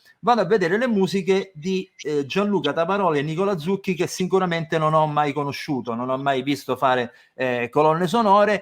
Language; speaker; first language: Italian; native; Italian